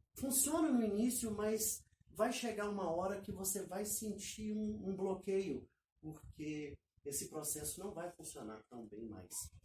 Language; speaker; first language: Portuguese; native; Portuguese